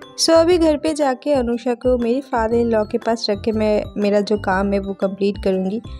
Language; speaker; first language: Hindi; non-native, local second language; Bangla